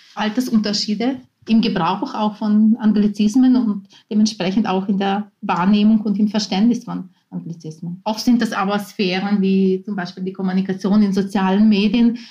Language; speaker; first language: German; non-native, fluent; Ukrainian